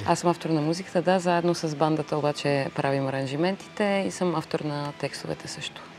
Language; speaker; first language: Bulgarian; early bilingual, other home language; Arabic